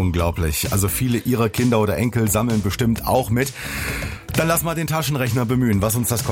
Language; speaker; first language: German; native; German